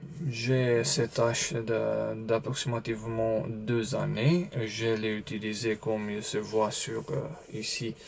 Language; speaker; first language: French; non-native, learner; Romanian